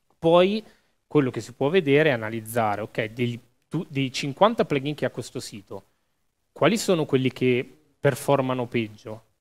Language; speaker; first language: Italian; native; Italian